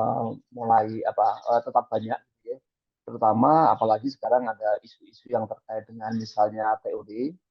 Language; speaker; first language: Indonesian; native; Indonesian